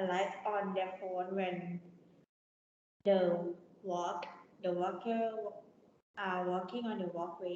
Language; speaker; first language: English; non-native, learner; Thai